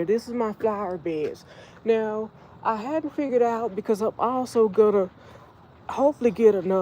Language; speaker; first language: English; native; English